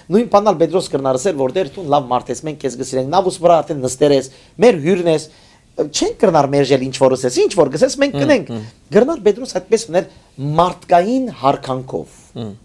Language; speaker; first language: Armenian; native; Armenian